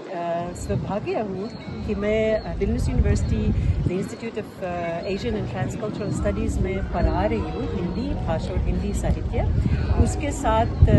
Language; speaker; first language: Hindi; non-native, fluent; Lithuanian